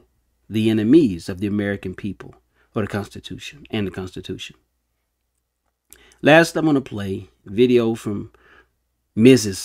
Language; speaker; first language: English; native; English